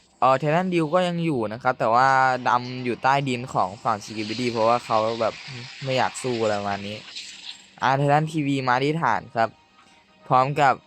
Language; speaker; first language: Thai; native; Thai